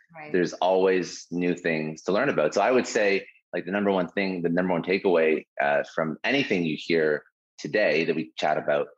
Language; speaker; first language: English; native; English